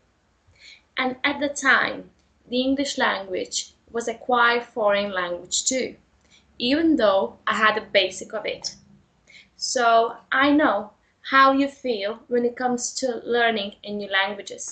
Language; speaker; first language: English; non-native, fluent; Lithuanian